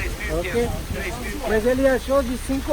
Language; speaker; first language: Portuguese; non-native, learner; Hebrew